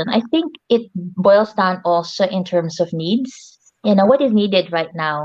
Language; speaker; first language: English; non-native, local second language; Filipino